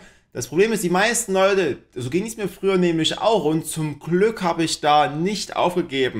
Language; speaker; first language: German; native; German